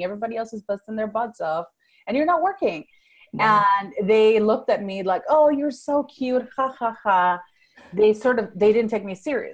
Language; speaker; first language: English; non-native, fluent; Spanish